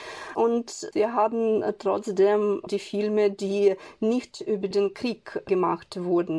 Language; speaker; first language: German; non-native, fluent; Ukrainian